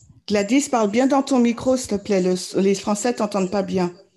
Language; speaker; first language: French; native; French